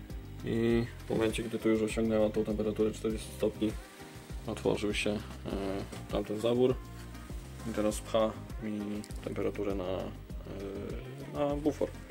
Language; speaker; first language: Polish; native; Polish